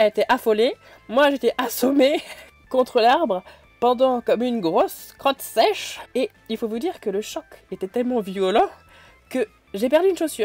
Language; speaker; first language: French; native; French